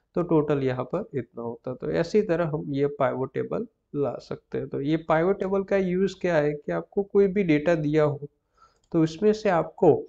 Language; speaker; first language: Hindi; non-native, local second language; Gujarati